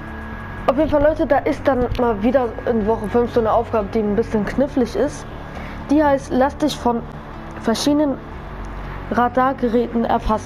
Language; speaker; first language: German; native; German